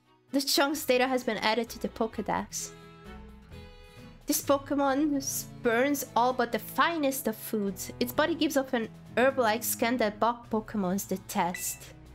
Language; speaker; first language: English; non-native, fluent; Hungarian